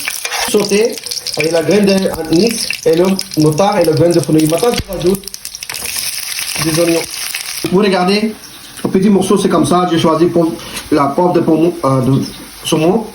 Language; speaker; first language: French; non-native, learner; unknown